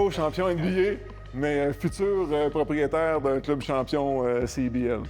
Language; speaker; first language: French; native; French